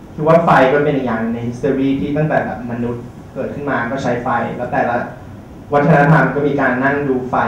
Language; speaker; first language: Thai; early bilingual, heritage; Thai